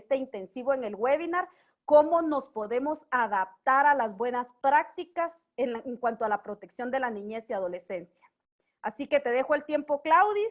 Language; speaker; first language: Spanish; native; Spanish